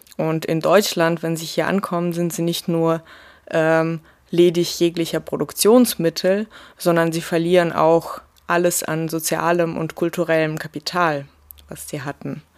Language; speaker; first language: German; early bilingual, other home language; Russian